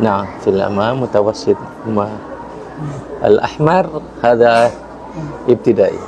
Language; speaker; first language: Arabic; non-native, fluent; Indonesian